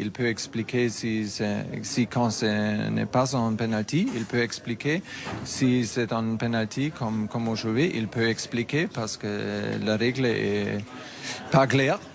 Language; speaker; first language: French; non-native, fluent; German